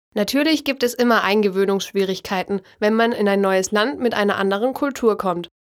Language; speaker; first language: German; native; German